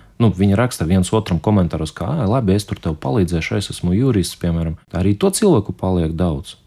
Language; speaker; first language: Latvian; non-native, local second language; Russian